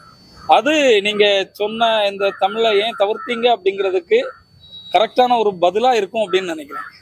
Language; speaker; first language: Tamil; native; Tamil